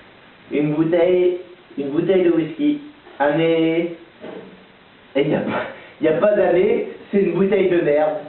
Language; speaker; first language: French; native; French